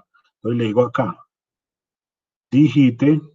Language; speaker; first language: Spanish; native; Spanish